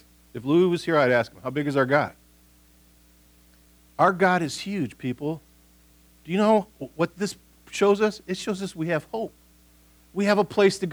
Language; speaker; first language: English; native; English